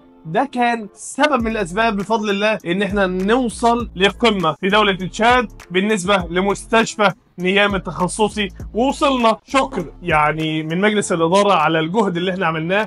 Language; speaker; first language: Arabic; native; Arabic